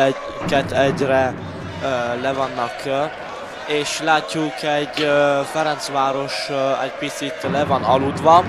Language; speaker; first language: Hungarian; early bilingual, heritage; Hungarian